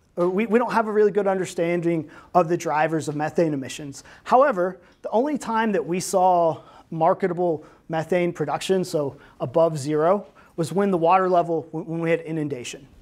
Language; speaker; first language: English; native; English